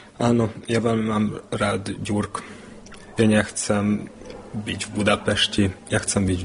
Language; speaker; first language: Slovak; non-native, local second language; Hungarian